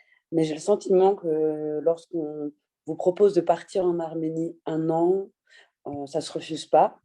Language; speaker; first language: French; early bilingual, other home language; Persian